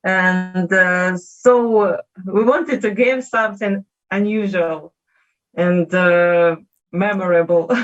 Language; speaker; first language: English; non-native, learner; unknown